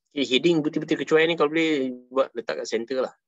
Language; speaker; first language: Malay; native; Malay